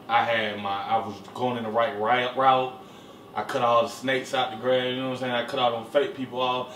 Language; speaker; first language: English; native; English